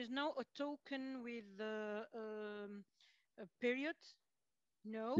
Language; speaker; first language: English; non-native, fluent; Arabic